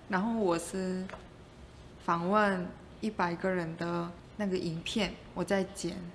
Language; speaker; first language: Chinese; non-native, learner; Korean